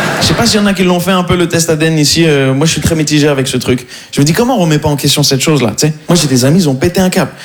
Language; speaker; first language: French; non-native, local second language; Arabic